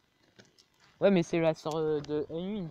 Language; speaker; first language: French; native; French